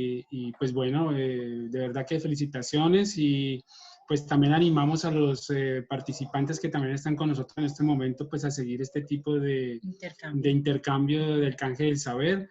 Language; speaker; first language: Spanish; native; Spanish